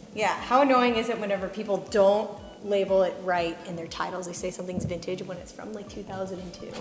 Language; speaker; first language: English; native; English